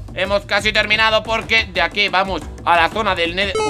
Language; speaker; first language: Spanish; native; Spanish